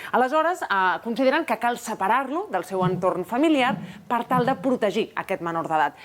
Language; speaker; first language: Catalan; native; Catalan